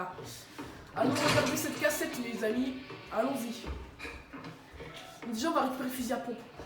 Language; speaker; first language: French; native; French